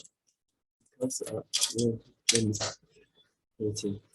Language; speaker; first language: English; non-native, learner; Vietnamese